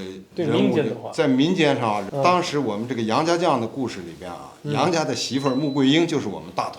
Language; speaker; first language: Chinese; native; Chinese